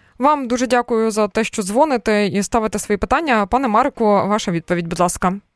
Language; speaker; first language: Ukrainian; native; Ukrainian